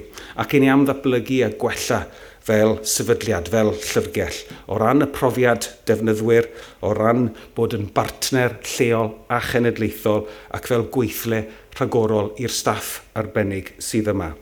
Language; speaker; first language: Welsh; native; Welsh